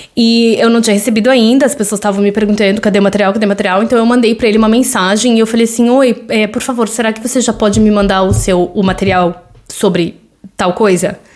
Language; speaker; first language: Portuguese; native; Portuguese